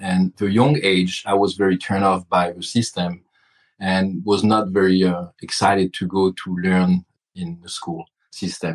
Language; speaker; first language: English; non-native, fluent; French